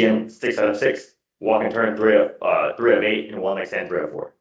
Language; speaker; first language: English; native; English